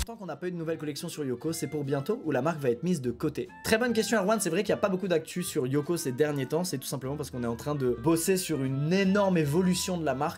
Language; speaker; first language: French; native; French